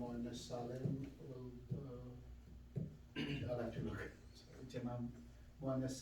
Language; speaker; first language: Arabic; non-native, learner; English